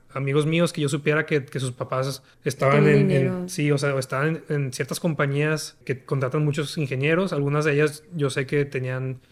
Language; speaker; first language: Spanish; native; Spanish